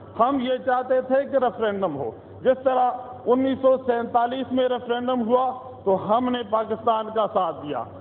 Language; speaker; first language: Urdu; non-native, local second language; Northern Hindko